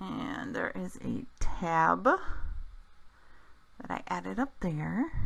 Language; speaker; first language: English; native; English